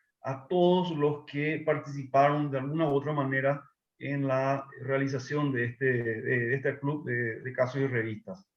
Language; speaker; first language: Spanish; native; Spanish